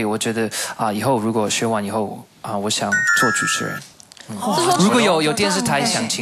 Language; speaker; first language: Chinese; early bilingual, heritage; Chinese